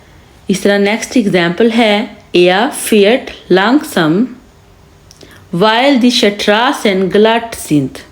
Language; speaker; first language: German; non-native, fluent; Urdu